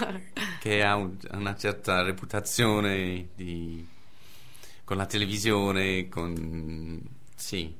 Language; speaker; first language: Italian; non-native, fluent; English